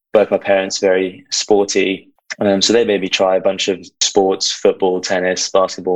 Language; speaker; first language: English; native; English